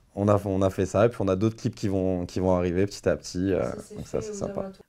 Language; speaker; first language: French; native; French